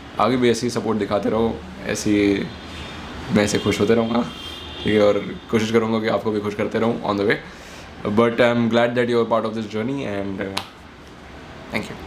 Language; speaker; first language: Hindi; native; Hindi